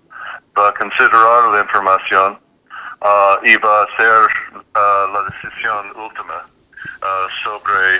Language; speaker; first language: Spanish; non-native, fluent; English